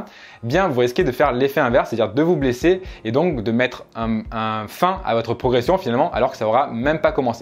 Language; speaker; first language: French; native; French